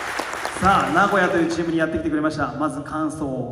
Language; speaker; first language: Japanese; native; Japanese